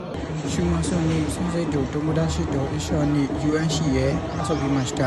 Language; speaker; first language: Japanese; non-native, learner; Burmese